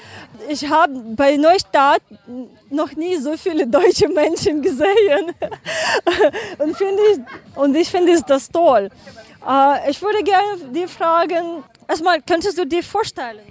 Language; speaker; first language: German; non-native, learner; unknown